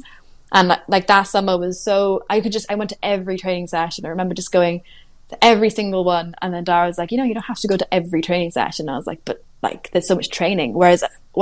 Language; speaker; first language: English; native; English